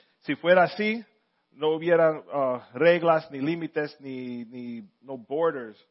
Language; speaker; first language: Spanish; early bilingual, heritage; Spanish